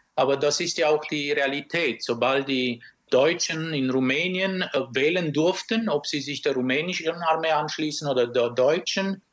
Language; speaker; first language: German; early bilingual, other home language; Romanian